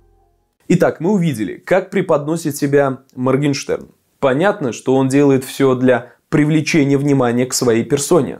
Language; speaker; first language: Russian; native; Russian